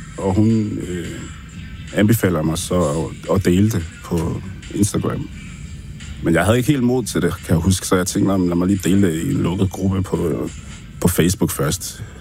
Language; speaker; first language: Danish; early bilingual, other home language; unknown